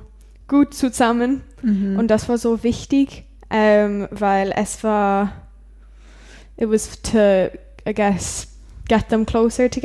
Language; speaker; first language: German; non-native, learner; English